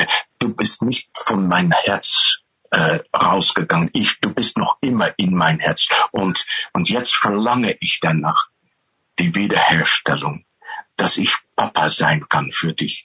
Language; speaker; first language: German; non-native, fluent; Dutch